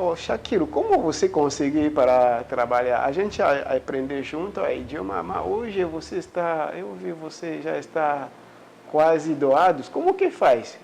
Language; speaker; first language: Portuguese; non-native, learner; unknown